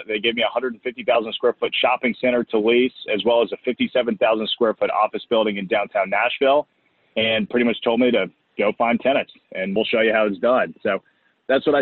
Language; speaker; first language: English; native; English